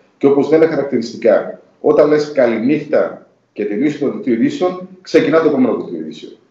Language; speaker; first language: Greek; native; Greek